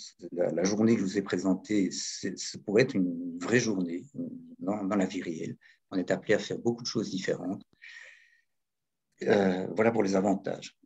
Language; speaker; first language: French; native; French